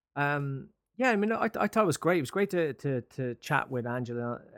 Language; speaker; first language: English; native; English